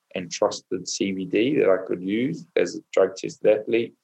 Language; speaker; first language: English; native; English